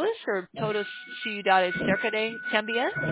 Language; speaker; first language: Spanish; non-native, learner; English